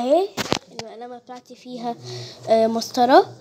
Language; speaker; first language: Arabic; native; Arabic